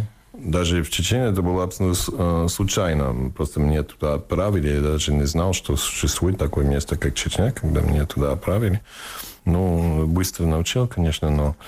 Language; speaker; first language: Russian; non-native, fluent; English